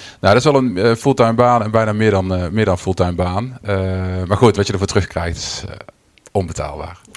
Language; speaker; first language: Dutch; native; Dutch